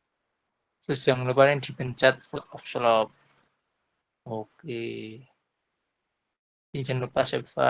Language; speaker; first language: Indonesian; non-native, local second language; Javanese